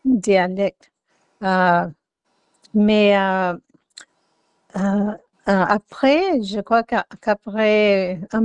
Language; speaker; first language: French; non-native, learner; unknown